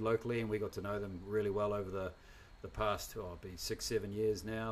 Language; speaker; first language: English; native; English